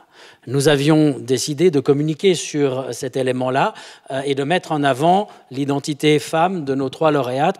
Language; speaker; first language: French; native; French